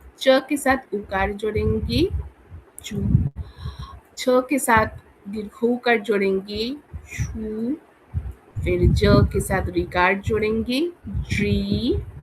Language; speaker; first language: Hindi; non-native, local second language; Bangla